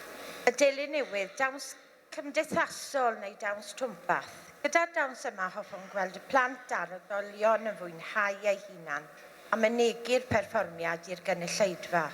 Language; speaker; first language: Welsh; native; Welsh